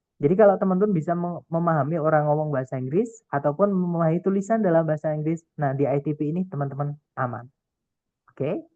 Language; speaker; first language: Indonesian; non-native, local second language; Javanese